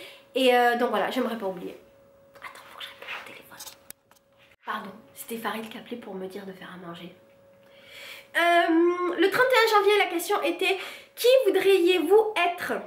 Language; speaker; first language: French; native; French